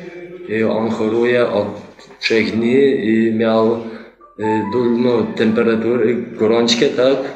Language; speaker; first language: Polish; non-native, fluent; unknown